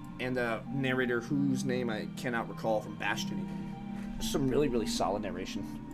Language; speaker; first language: English; native; English